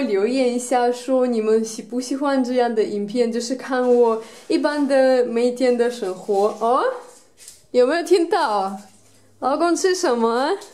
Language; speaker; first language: Chinese; non-native, fluent; Russian